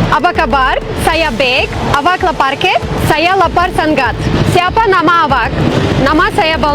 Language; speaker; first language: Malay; non-native, learner; Kazakh